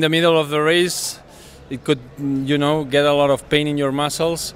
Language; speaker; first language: English; non-native, fluent; Spanish